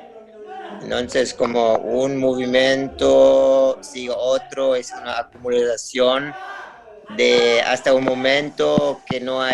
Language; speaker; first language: Spanish; non-native, learner; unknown